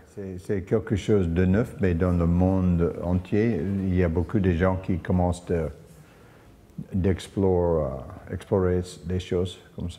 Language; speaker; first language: French; non-native, fluent; English